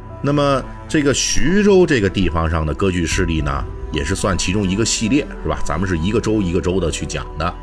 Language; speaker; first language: Chinese; native; Chinese